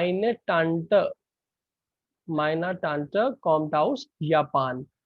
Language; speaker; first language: German; non-native, fluent; Hindi